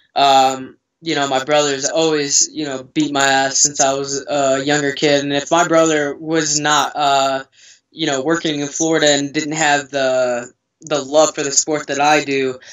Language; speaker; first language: English; native; English